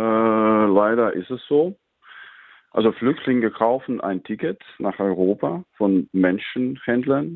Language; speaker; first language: German; non-native, fluent; Latvian